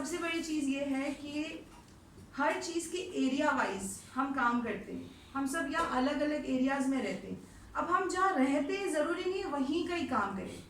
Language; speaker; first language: Urdu; non-native, local second language; Gujarati